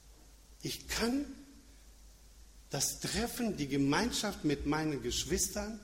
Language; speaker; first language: German; non-native, fluent; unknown